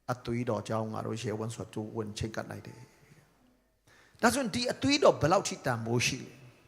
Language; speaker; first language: Burmese; non-native, local second language; Tedim Chin